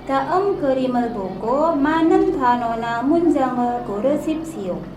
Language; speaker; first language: Korean; non-native, fluent; Indonesian